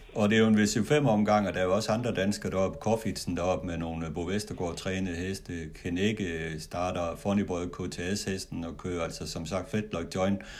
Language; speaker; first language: Danish; native; Danish